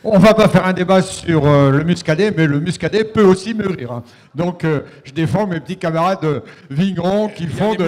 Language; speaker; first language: French; native; French